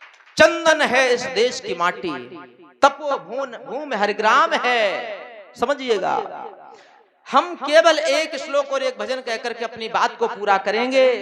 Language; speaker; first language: Hindi; native; Hindi